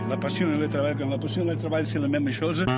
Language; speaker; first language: French; non-native, learner; Spanish